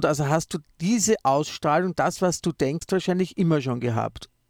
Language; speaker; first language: German; native; German